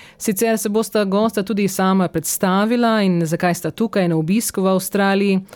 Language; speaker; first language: Slovenian; early bilingual, heritage; Slovenian